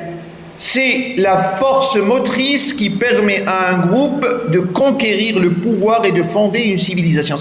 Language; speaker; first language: French; non-native, local second language; Arabic